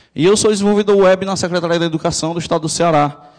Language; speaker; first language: Portuguese; native; Portuguese